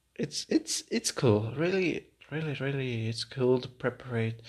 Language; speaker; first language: English; non-native, learner; Spanish